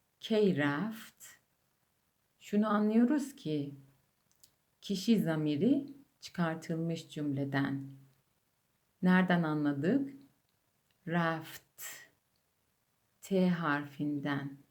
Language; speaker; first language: Turkish; non-native, fluent; Persian